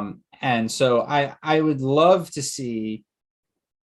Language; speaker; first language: English; native; English